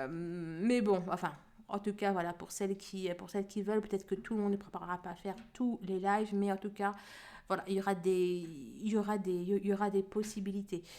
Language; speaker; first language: French; native; French